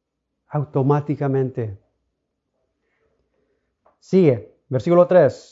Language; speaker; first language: Spanish; early bilingual, heritage; Spanish